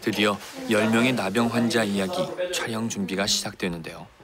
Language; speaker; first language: Korean; native; Korean